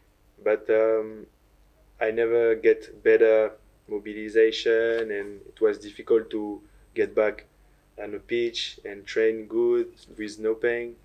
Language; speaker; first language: English; non-native, learner; French